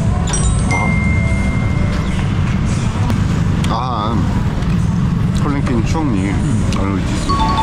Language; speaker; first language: Thai; non-native, learner; Korean